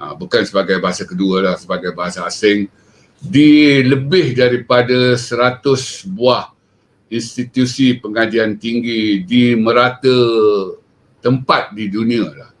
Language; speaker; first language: Malay; non-native, local second language; Chinese